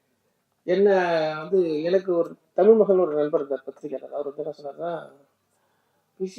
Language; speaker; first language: Tamil; native; Tamil